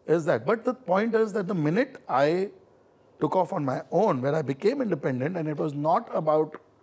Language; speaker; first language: English; non-native, local second language; Hindi